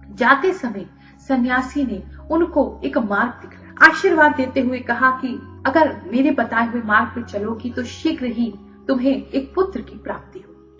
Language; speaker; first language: Hindi; native; Hindi